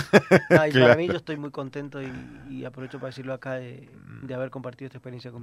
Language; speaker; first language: Spanish; native; Spanish